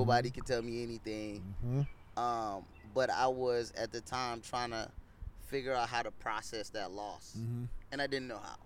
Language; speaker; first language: English; non-native, local second language; Yoruba